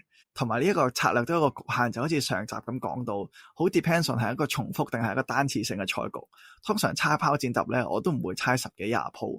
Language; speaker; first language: Cantonese; native; Cantonese